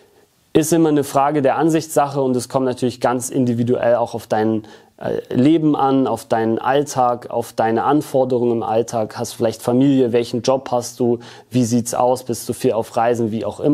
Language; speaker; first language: German; native; German